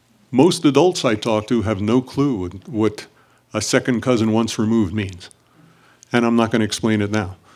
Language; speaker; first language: English; native; English